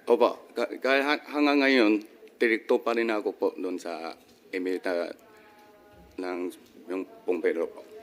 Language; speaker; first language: Filipino; non-native, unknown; Min Nan Chinese